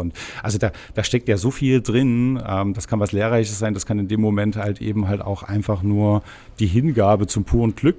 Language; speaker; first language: German; native; German